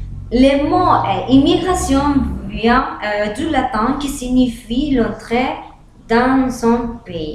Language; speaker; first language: French; non-native, learner; Spanish